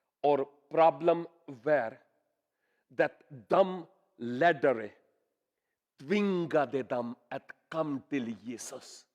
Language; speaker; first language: Swedish; non-native, learner; Urdu